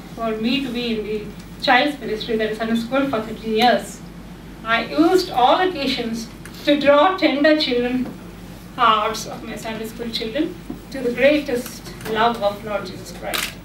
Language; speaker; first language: English; non-native, local second language; Telugu